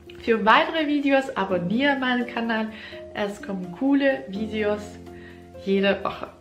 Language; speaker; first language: German; non-native, fluent; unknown